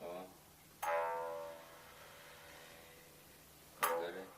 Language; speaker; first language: Russian; non-native, local second language; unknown